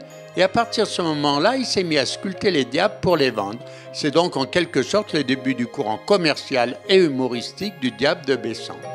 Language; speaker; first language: French; native; French